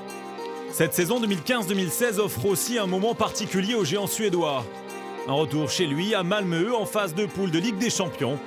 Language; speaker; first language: French; native; French